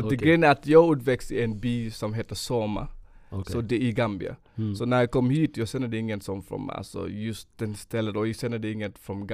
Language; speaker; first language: Swedish; non-native, fluent; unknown